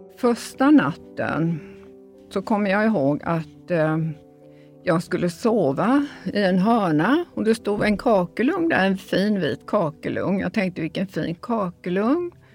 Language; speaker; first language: Swedish; early bilingual, other home language; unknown